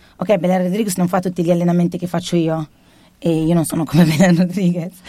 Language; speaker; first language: Italian; early bilingual, other home language; Arabic